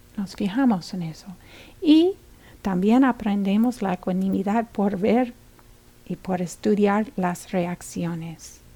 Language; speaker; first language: Spanish; non-native, fluent; English